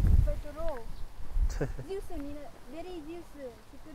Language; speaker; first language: Japanese; native; Japanese